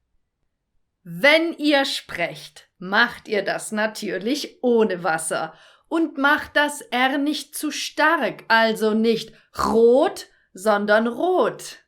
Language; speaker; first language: German; native; German